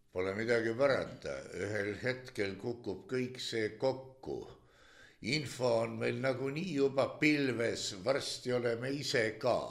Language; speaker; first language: Estonian; native; Estonian